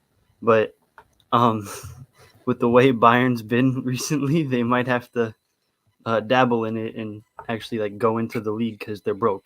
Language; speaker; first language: English; native; English